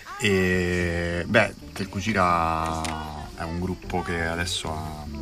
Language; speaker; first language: Italian; native; Italian